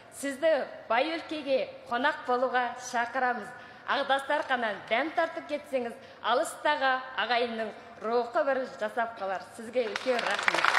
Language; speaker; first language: Kazakh; early bilingual, heritage; Kazakh